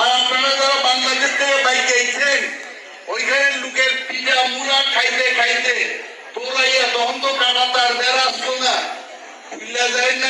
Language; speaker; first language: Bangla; non-native, local second language; Kok Borok